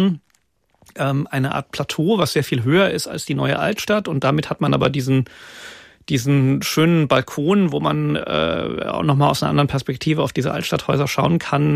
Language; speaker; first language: German; native; German